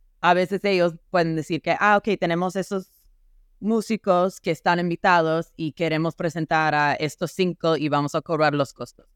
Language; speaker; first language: Spanish; non-native, fluent; English